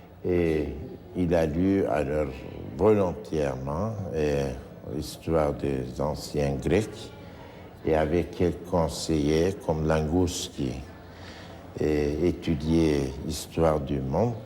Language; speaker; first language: French; non-native, fluent; Turkish